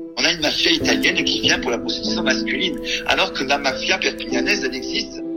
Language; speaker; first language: French; native; French